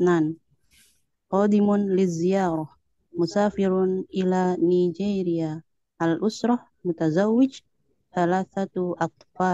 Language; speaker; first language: Arabic; non-native, learner; Indonesian